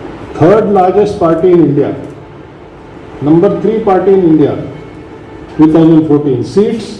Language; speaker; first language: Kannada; non-native, learner; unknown